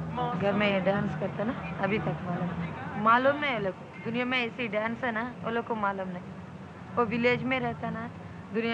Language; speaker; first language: Hindi; non-native, local second language; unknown